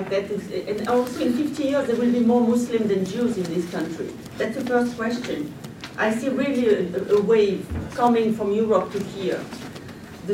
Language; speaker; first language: English; non-native, fluent; French